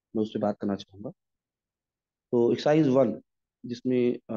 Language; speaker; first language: Hindi; native; Hindi